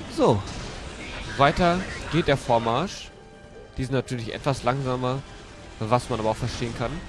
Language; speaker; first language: German; native; German